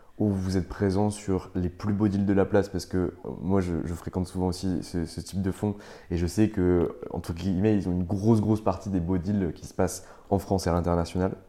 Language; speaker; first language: French; native; French